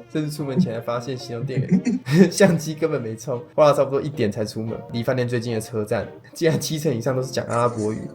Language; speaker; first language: Chinese; native; Chinese